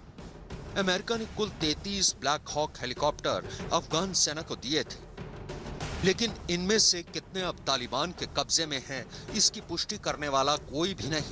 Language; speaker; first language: Hindi; native; Hindi